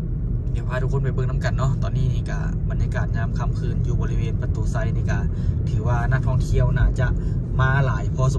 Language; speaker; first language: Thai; non-native, local second language; Northeastern Thai